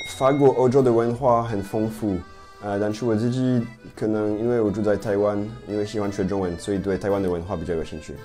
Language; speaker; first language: Chinese; non-native, fluent; French